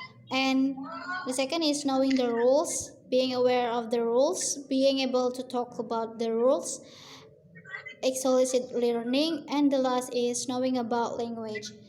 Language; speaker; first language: English; non-native, learner; Indonesian